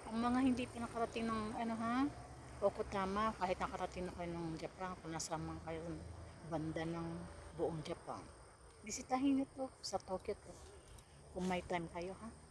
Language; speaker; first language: Filipino; native; Filipino